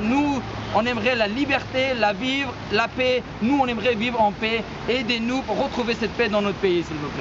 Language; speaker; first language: French; non-native, fluent; Persian